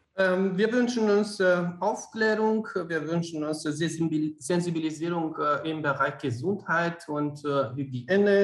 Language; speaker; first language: German; non-native, fluent; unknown